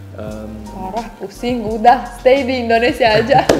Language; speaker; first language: Indonesian; non-native, fluent; Romanian